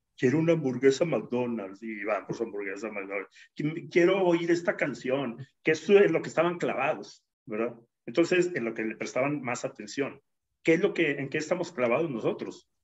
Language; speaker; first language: Spanish; native; Spanish